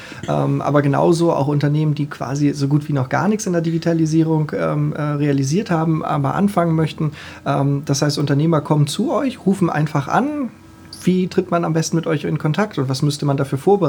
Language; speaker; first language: German; native; German